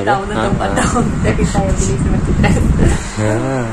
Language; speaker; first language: Indonesian; non-native, learner; Russian